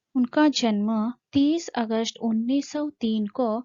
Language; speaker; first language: Hindi; non-native, local second language; Kannada